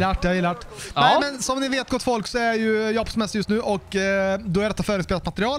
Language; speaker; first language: Swedish; native; Swedish